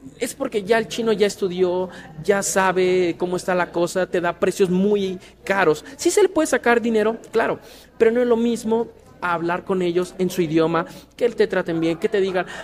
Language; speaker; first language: Spanish; native; Spanish